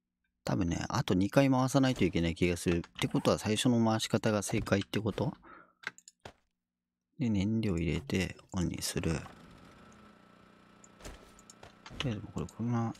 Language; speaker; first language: Japanese; native; Japanese